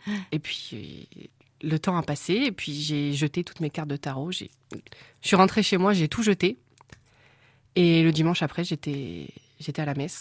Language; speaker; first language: French; native; French